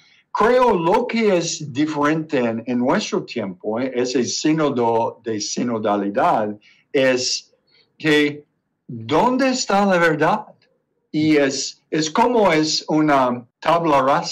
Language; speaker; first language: Spanish; non-native, learner; English